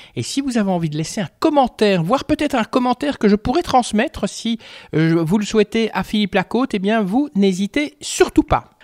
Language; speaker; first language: French; native; French